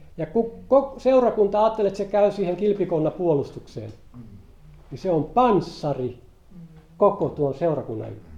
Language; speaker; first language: Finnish; native; Finnish